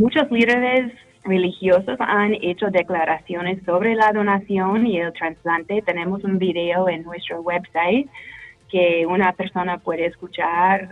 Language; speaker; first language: Spanish; non-native, fluent; English